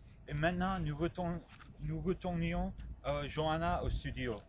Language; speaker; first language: French; non-native, learner; English